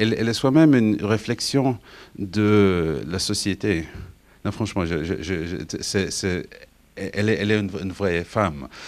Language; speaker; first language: French; non-native, fluent; English